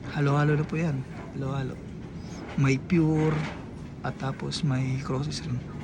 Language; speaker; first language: Filipino; non-native, local second language; Cebuano